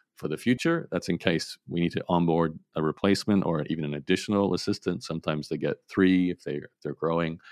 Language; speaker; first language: English; native; English